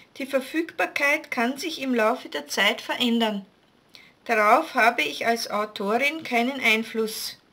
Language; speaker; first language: German; native; German